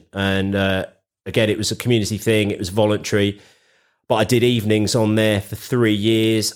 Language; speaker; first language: English; native; English